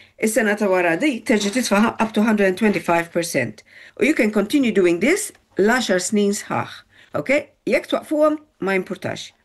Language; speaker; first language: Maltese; early bilingual, heritage; Maltese